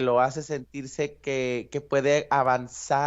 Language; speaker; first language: Spanish; native; Spanish